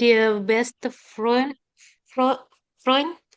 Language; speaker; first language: German; non-native, learner; Indonesian